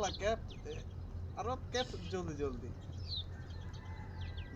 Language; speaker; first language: Arabic; non-native, learner; Bangla